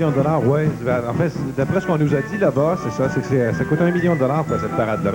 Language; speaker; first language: French; native; French